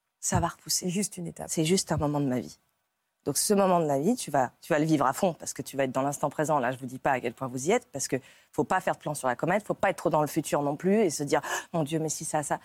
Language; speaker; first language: French; native; French